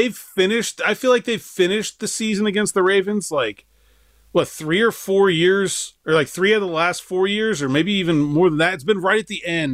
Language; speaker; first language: English; native; English